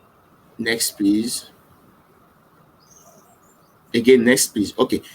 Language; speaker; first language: English; non-native, learner; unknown